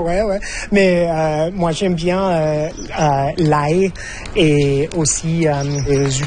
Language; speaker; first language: French; non-native, fluent; English